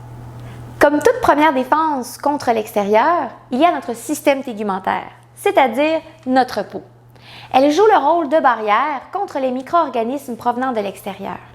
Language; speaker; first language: French; native; French